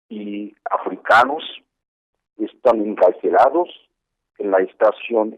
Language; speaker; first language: Spanish; non-native, fluent; Haitian Creole